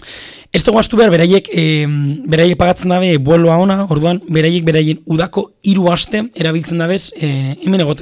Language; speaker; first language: Basque; native; Basque